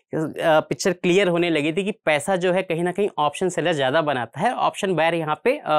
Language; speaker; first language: Hindi; native; Hindi